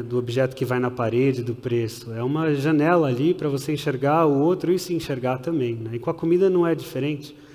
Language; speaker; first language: Portuguese; early bilingual, heritage; Portuguese